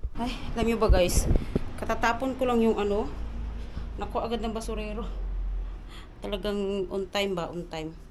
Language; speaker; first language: Filipino; native; Filipino